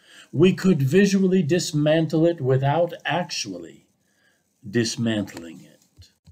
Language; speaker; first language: English; native; English